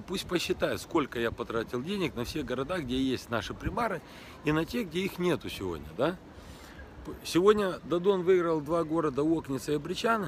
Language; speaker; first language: Russian; native; Russian